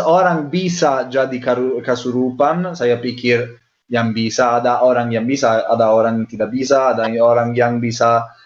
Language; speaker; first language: Indonesian; non-native, learner; Italian